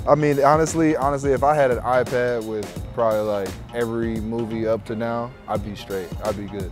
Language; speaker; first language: English; native; English